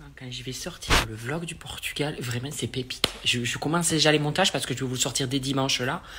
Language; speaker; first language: French; early bilingual, other home language; Portuguese